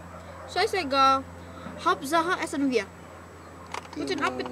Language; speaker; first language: German; non-native, learner; Indonesian